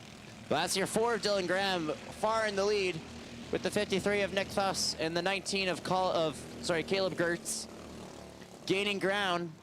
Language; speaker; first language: English; native; English